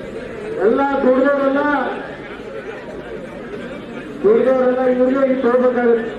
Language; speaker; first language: Kannada; native; Kannada